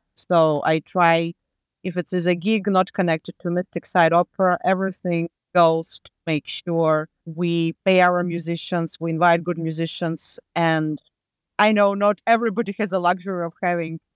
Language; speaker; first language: English; non-native, fluent; Latvian